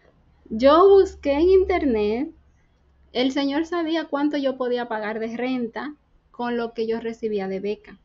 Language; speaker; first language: Spanish; native; Spanish